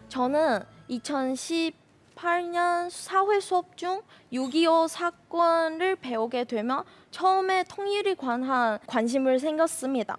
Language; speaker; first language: Korean; non-native, fluent; Chinese